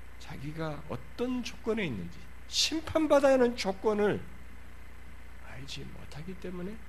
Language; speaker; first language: Korean; native; Korean